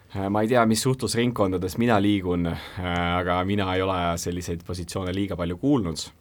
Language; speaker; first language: Estonian; non-native, local second language; Russian